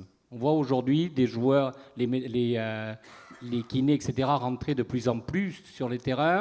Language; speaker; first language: French; native; French